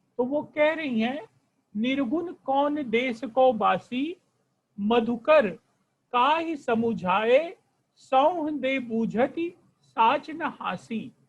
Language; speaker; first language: Hindi; non-native, local second language; Marathi